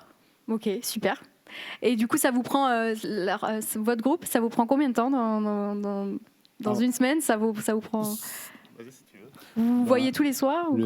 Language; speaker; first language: French; native; French